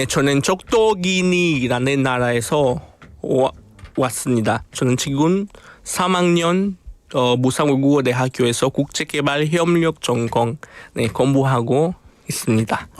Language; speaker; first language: Korean; non-native, fluent; Spanish